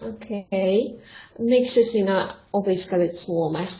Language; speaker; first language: Finnish; non-native, fluent; Russian